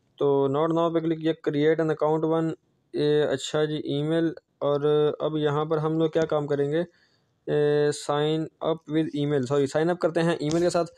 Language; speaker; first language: Hindi; native; Hindi